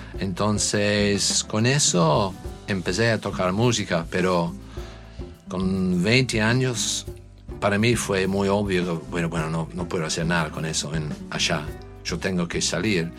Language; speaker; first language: Spanish; non-native, learner; English